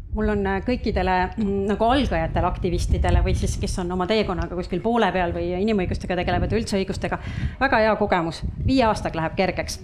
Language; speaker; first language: Estonian; native; Estonian